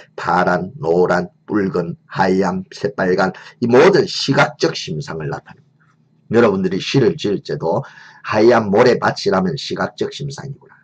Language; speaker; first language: Korean; native; Korean